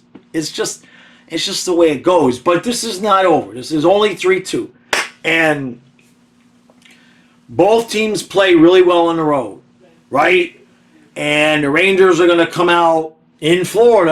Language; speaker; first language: English; native; English